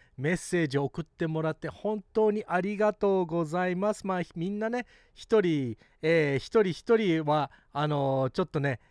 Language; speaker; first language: Japanese; early bilingual, heritage; Japanese